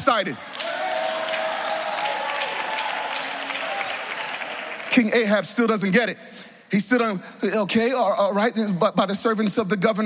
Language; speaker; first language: English; native; English